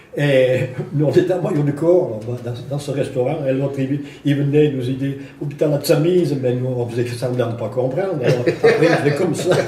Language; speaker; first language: French; native; French